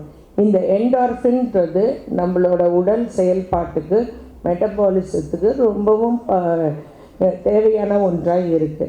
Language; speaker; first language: Tamil; native; Tamil